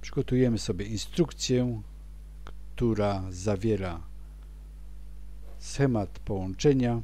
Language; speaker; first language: Polish; native; Polish